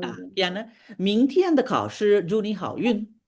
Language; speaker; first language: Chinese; non-native, fluent; Sinhala